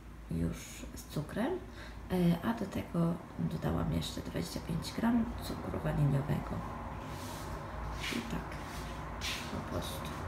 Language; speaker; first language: Polish; non-native, fluent; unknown